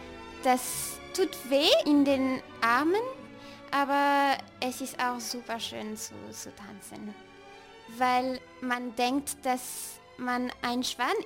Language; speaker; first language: German; non-native, fluent; French